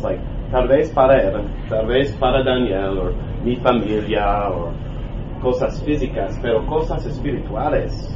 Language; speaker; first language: Spanish; non-native, learner; English